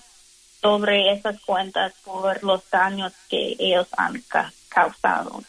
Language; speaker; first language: Spanish; non-native, learner; English